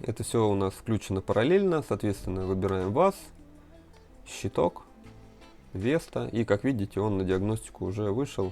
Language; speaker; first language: Russian; native; Russian